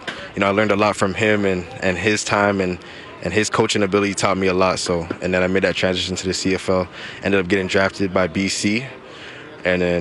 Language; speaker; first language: English; native; English